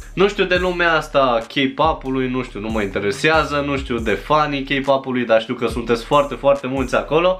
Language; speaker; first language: Romanian; early bilingual, other home language; Chinese